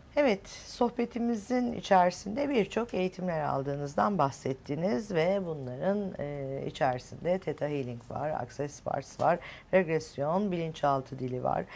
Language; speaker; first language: Turkish; native; Turkish